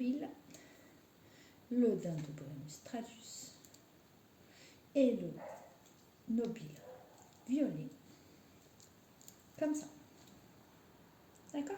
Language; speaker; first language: French; native; French